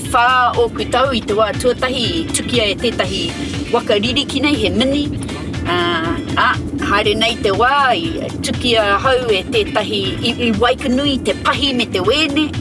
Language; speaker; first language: Māori; non-native, local second language; English